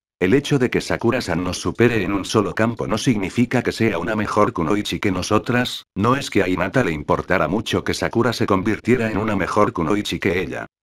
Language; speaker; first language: Spanish; native; Spanish